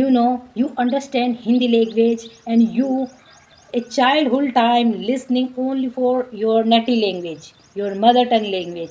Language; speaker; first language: English; non-native, learner; Marwari